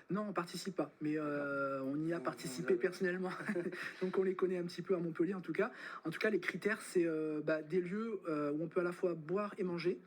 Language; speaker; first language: French; native; French